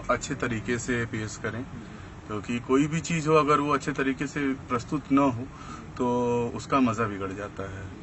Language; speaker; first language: Hindi; native; Hindi